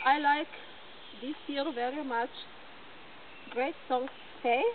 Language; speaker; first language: English; non-native, learner; Slovenian